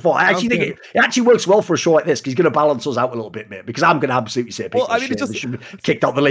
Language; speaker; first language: English; native; English